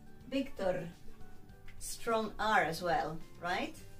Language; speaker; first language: English; non-native, fluent; Spanish